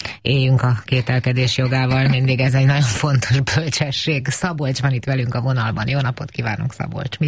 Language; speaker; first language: Hungarian; native; Hungarian